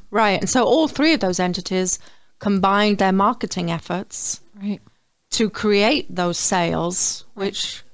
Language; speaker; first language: English; native; English